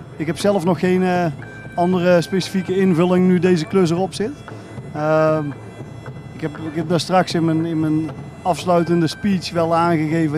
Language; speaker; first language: Dutch; native; Dutch